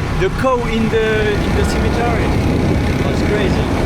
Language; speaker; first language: English; non-native, learner; French